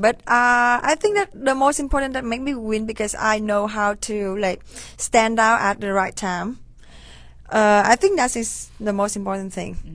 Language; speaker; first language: English; non-native, fluent; Vietnamese